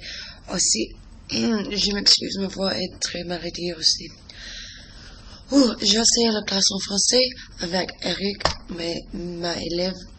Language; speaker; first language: French; non-native, learner; English